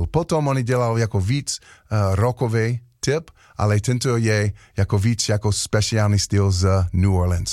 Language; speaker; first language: Czech; non-native, learner; English